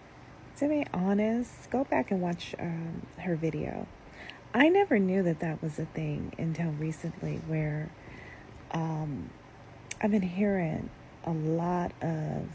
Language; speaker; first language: English; native; English